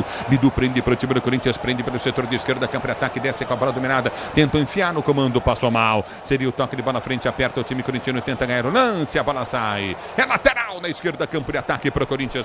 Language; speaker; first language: Portuguese; native; Portuguese